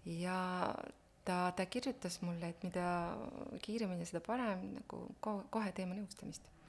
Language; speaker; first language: Estonian; non-native, local second language; Russian